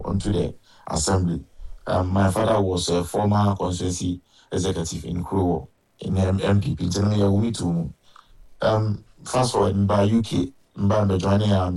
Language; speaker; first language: English; non-native, local second language; Akan